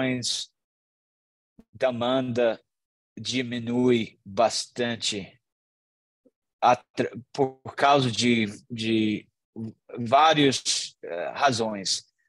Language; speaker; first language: Portuguese; non-native, learner; English